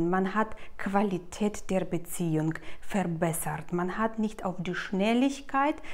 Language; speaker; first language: German; non-native, fluent; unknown